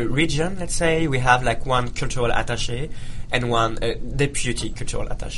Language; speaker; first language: English; non-native, fluent; Italian